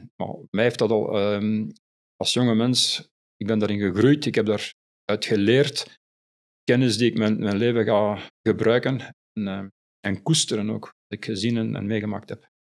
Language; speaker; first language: Dutch; native; Dutch